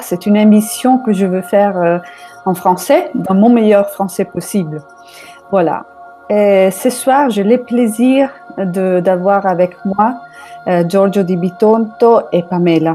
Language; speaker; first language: French; non-native, fluent; Italian